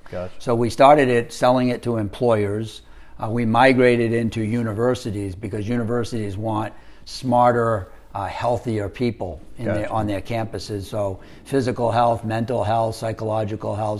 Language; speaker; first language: English; native; English